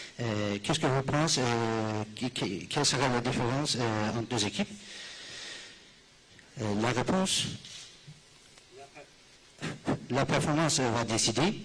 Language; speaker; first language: French; non-native, fluent; Turkish